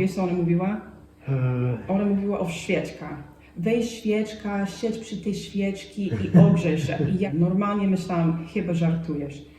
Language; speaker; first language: Polish; non-native, fluent; English